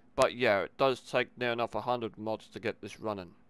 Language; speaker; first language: English; native; English